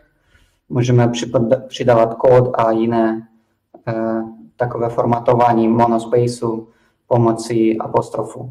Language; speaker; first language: Czech; non-native, fluent; Russian